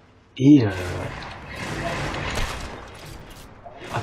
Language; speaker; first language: French; native; French